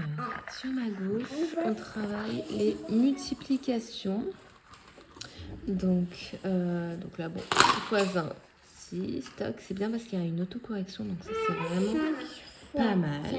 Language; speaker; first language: French; native; French